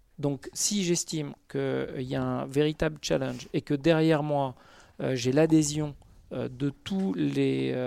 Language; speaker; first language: French; native; French